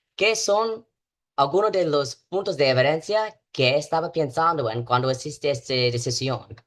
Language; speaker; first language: Spanish; non-native, learner; English